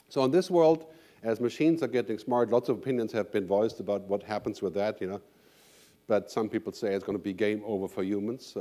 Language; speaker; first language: English; non-native, fluent; German